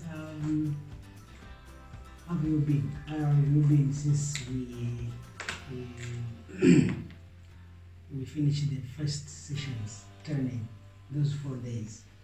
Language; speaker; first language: English; non-native, local second language; Swahili